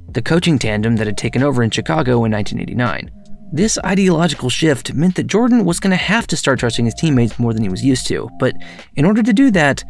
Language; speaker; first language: English; native; English